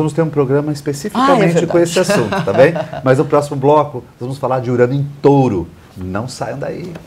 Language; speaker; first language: Portuguese; native; Portuguese